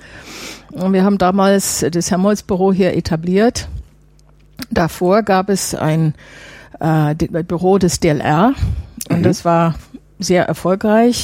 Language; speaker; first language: German; non-native, fluent; English